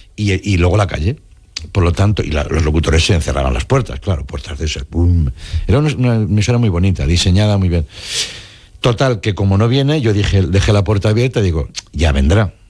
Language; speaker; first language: Spanish; non-native, local second language; Catalan